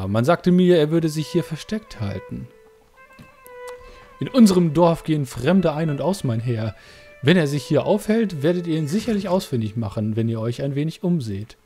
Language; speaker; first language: German; native; German